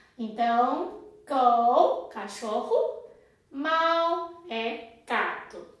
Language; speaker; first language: Portuguese; non-native, fluent; Chinese